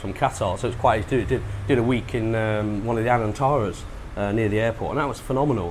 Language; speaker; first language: English; native; English